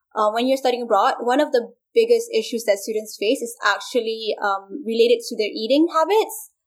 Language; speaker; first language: English; non-native, local second language; Malay